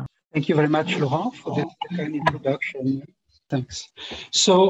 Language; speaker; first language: English; non-native, fluent; French